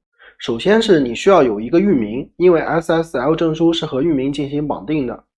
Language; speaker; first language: Chinese; native; Chinese